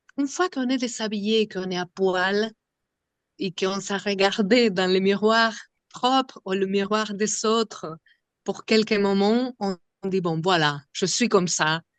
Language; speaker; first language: French; non-native, fluent; Spanish